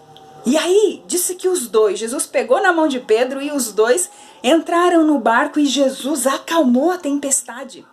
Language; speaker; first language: Portuguese; native; Portuguese